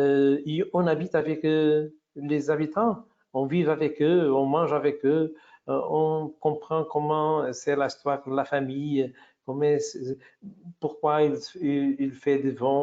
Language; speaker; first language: French; non-native, fluent; Portuguese